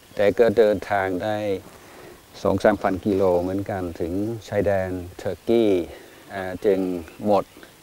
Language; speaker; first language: Thai; non-native, fluent; English